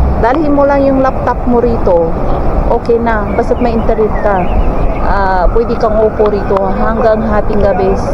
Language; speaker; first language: Filipino; non-native, local second language; Pangasinan